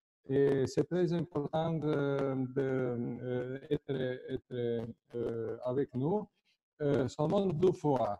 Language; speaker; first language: French; non-native, fluent; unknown